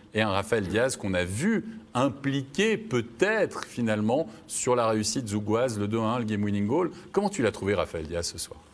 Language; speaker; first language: French; native; French